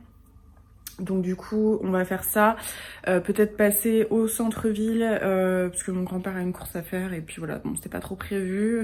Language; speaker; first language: French; native; French